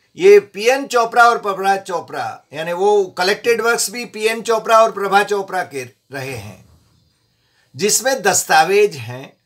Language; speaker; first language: Hindi; non-native, local second language; Gujarati